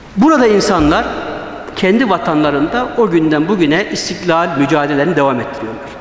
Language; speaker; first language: Turkish; early bilingual, other home language; Uyghur